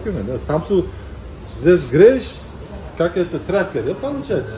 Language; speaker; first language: Russian; non-native, local second language; Uzbek